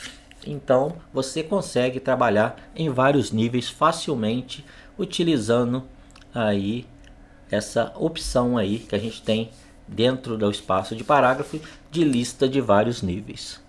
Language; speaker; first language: Portuguese; native; Portuguese